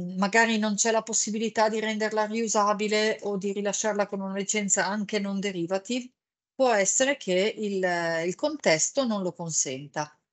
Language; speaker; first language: Italian; native; Italian